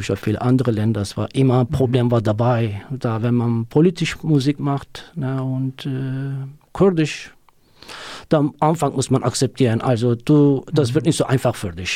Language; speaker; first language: German; non-native, learner; Kurdish